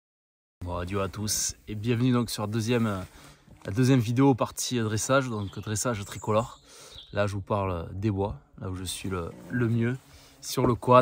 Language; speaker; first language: French; native; French